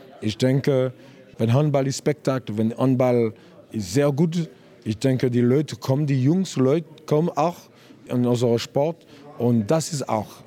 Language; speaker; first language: German; non-native, learner; French